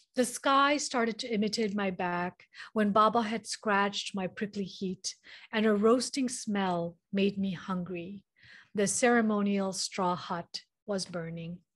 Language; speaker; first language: English; non-native, local second language; Manipuri